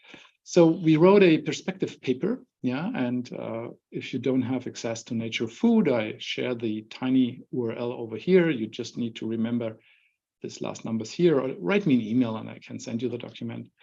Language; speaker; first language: English; non-native, fluent; German